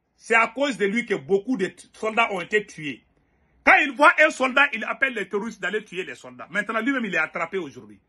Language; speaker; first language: French; non-native, local second language; Bambara